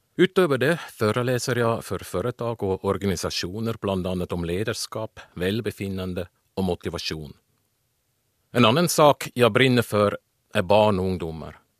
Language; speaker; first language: Swedish; non-native, fluent; German